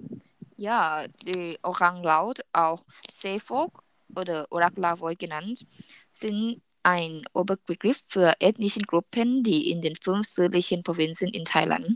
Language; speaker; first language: German; non-native, learner; Thai